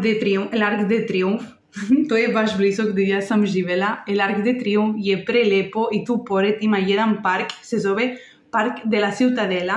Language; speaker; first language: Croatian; non-native, learner; Spanish